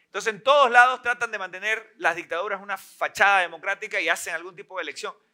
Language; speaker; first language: Spanish; native; Spanish